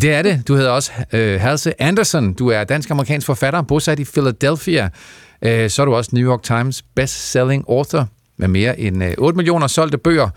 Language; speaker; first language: Danish; native; Danish